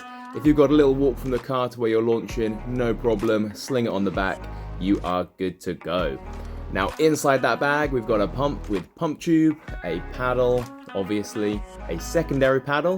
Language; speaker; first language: English; native; English